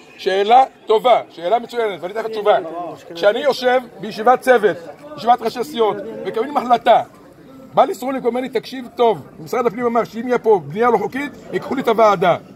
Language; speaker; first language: Hebrew; native; Hebrew